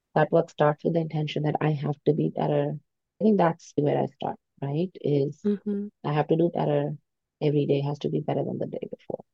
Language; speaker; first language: English; non-native, local second language; Hindi